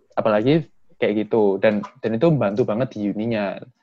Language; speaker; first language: Indonesian; native; Indonesian